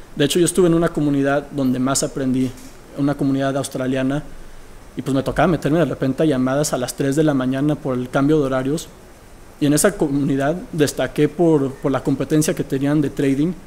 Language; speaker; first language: Spanish; early bilingual, heritage; Spanish